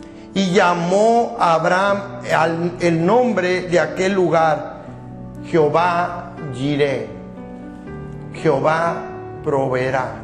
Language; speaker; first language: Spanish; native; Spanish